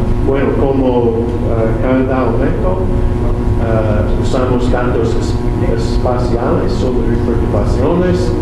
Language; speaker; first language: Spanish; non-native, learner; English